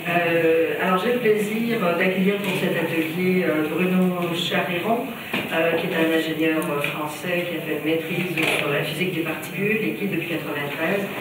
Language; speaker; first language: French; native; French